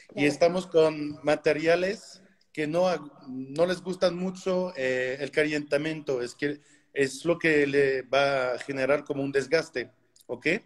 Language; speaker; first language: Spanish; non-native, fluent; French